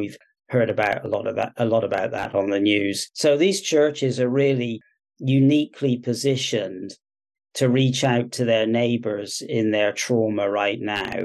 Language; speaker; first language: English; native; English